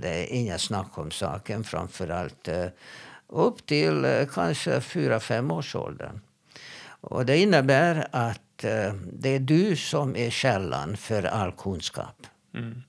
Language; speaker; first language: Swedish; non-native, fluent; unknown